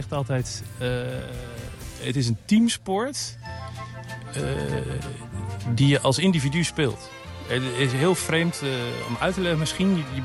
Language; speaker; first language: Dutch; native; Dutch